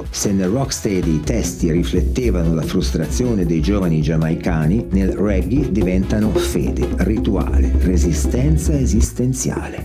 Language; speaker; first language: Italian; native; Italian